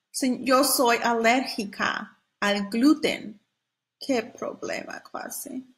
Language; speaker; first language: Spanish; non-native, fluent; English